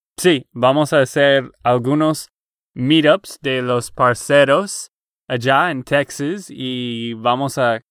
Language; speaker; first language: Spanish; non-native, fluent; English